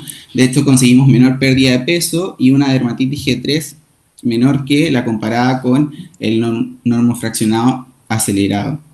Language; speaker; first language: Spanish; native; Spanish